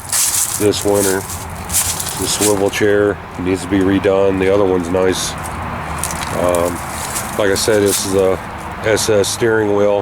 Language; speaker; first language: English; native; English